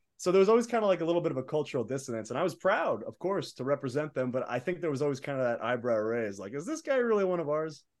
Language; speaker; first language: English; early bilingual, other home language; Arabic